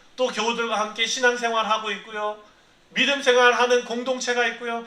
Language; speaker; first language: Korean; native; Korean